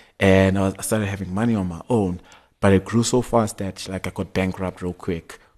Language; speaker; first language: English; non-native, local second language; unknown